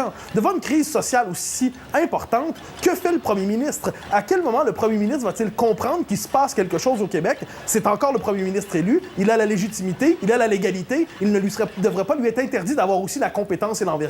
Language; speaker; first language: French; native; French